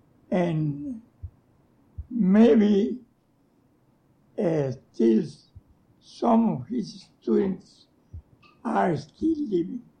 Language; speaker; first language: English; early bilingual, other home language; Spanish